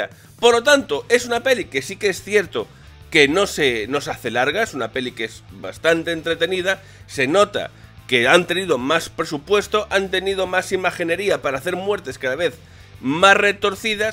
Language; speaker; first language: Spanish; native; Spanish